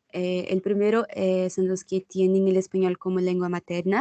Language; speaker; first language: Spanish; non-native, fluent; Portuguese